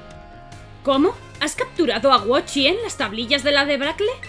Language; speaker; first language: Spanish; native; Spanish